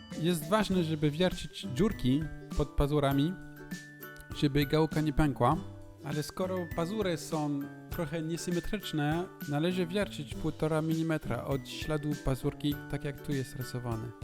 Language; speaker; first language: Polish; non-native, learner; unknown